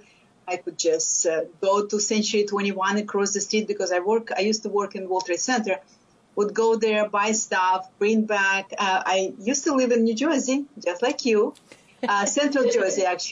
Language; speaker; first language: English; non-native, fluent; Lithuanian